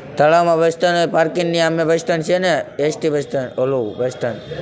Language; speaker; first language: Gujarati; native; Gujarati